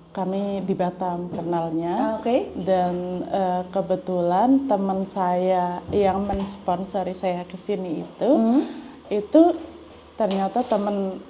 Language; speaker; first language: Indonesian; native; Indonesian